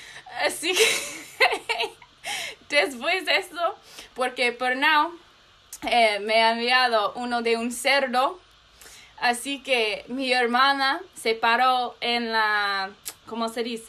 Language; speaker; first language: Spanish; non-native, learner; English